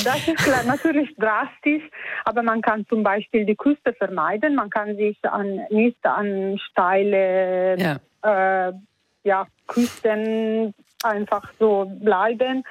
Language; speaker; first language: German; non-native, fluent; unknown